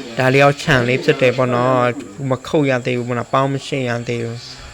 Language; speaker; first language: Burmese; non-native, local second language; S'gaw Karen